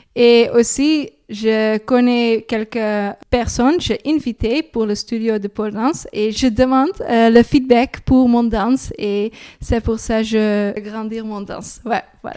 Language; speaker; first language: French; non-native, learner; Dutch